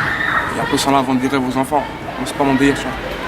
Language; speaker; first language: French; native; French